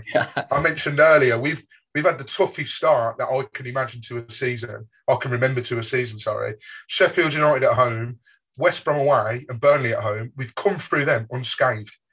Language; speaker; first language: English; native; English